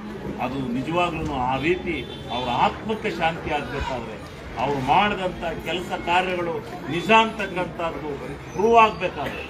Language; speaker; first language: Kannada; native; Kannada